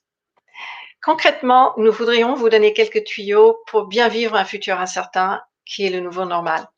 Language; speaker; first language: French; non-native, fluent; English